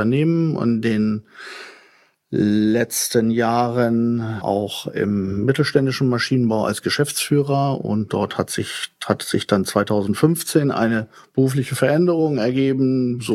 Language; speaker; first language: German; native; German